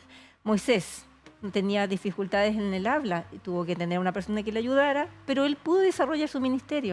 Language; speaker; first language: Spanish; native; Spanish